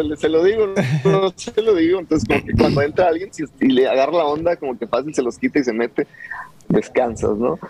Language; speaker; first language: Spanish; native; Spanish